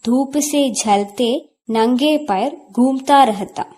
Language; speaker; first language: Hindi; non-native, local second language; Malayalam